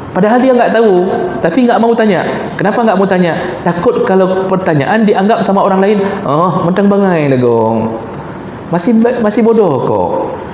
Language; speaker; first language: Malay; non-native, local second language; Achinese